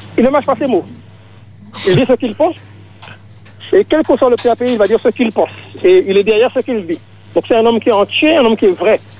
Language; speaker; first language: French; native; French